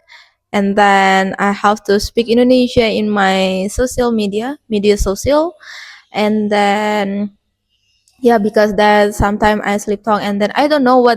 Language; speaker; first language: English; non-native, learner; Indonesian